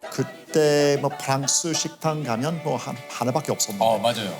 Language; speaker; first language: Korean; non-native, fluent; English